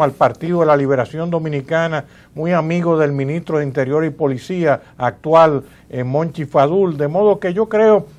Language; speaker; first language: Spanish; native; Spanish